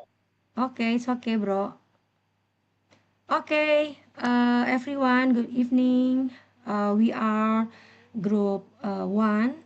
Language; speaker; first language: English; non-native, learner; Indonesian